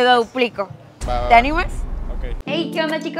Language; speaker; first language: Spanish; native; Spanish